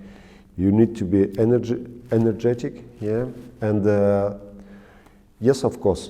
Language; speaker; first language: English; non-native, learner; Russian